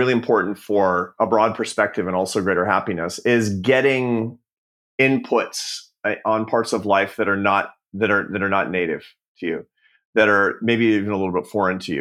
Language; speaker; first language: English; native; English